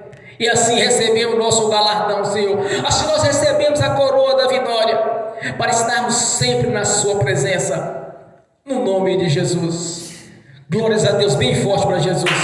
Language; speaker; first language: Portuguese; native; Portuguese